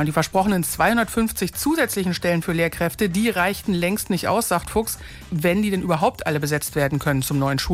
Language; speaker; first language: German; native; German